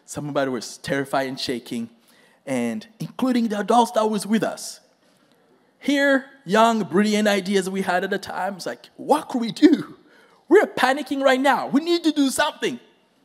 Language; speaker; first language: English; non-native, local second language; Kinyarwanda